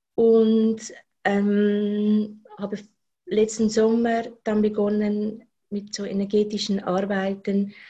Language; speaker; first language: German; native; German